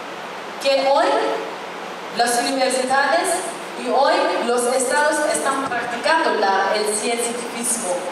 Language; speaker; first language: Spanish; non-native, fluent; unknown